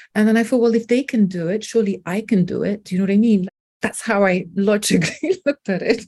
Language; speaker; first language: English; non-native, local second language; French